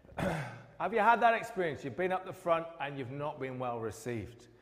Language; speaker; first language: English; native; English